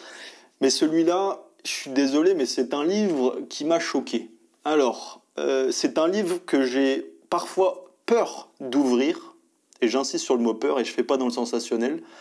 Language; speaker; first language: French; native; French